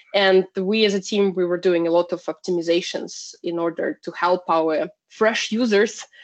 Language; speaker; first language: English; non-native, fluent; Russian